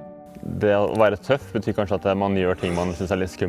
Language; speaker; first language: Norwegian; native; Norwegian